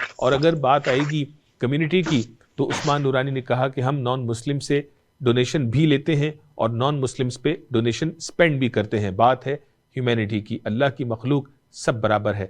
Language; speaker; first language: Urdu; native; Urdu